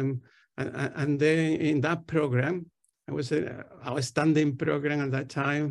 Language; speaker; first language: English; non-native, fluent; Spanish